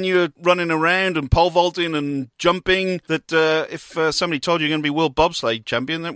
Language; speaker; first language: English; native; English